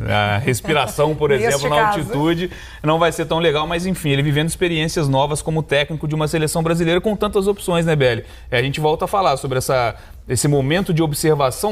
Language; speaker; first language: Portuguese; native; Portuguese